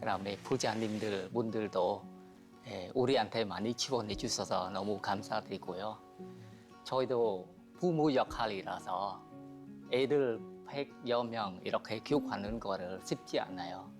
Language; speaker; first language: Korean; non-native, learner; Khmer